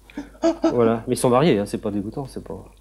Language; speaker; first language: French; native; French